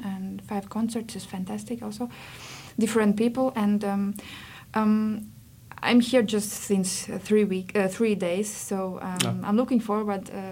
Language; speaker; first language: English; non-native, fluent; Latvian